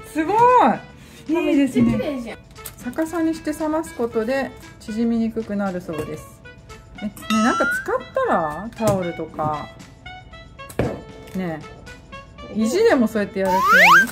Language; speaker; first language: Japanese; native; Japanese